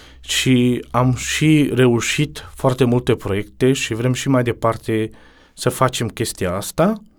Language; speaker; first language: Romanian; non-native, local second language; Romany